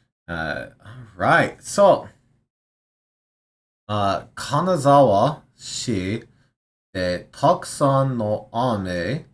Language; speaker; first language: Japanese; non-native, learner; English